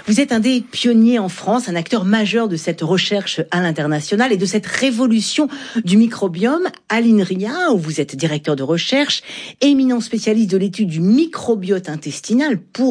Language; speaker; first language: French; native; French